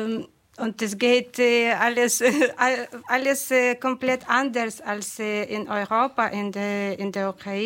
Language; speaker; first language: German; non-native, fluent; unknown